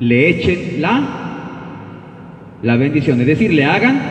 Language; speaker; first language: Spanish; native; Spanish